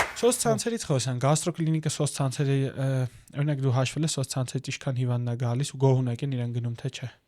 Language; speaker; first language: Armenian; native; Armenian